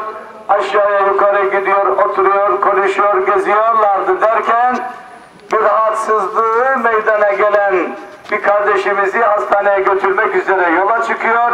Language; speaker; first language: Turkish; native; Turkish